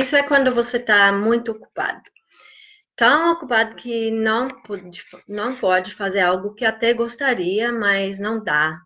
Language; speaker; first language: Portuguese; non-native, fluent; English